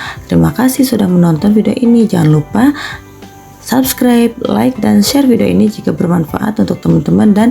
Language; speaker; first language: Indonesian; native; Indonesian